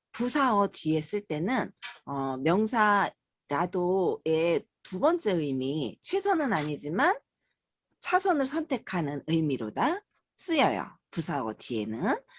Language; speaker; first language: Korean; native; Korean